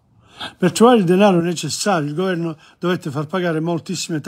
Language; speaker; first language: Italian; non-native, fluent; English